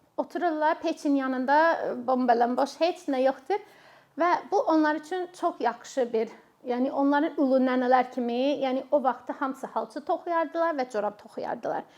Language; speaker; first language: Azerbaijani; non-native, fluent; English